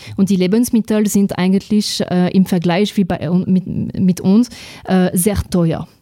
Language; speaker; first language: German; non-native, fluent; French